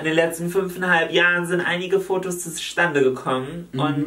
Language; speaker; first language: German; native; German